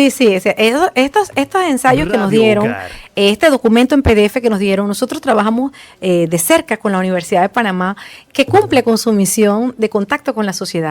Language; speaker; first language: Spanish; native; Spanish